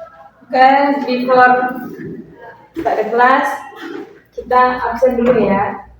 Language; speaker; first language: English; non-native, fluent; Indonesian